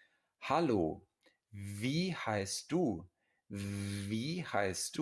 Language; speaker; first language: German; non-native, fluent; English